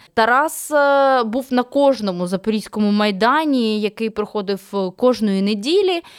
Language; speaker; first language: Ukrainian; native; Ukrainian